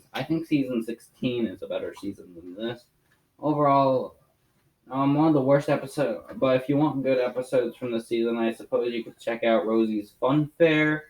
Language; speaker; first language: English; native; English